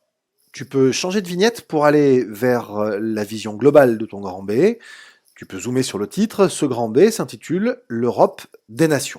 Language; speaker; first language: French; native; French